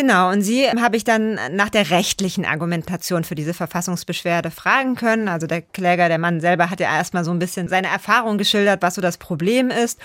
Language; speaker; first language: German; native; German